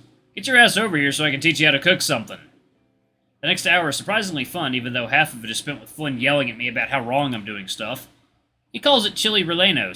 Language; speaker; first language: English; native; English